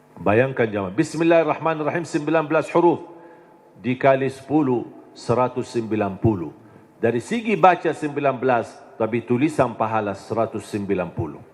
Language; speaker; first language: Indonesian; non-native, fluent; Arabic